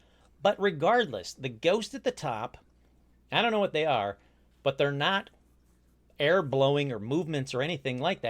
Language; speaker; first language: English; native; English